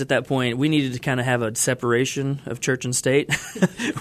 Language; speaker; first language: English; native; English